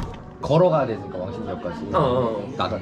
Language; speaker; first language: Korean; native; Korean